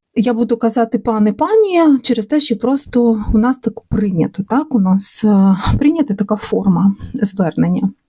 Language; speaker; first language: Ukrainian; non-native, local second language; Russian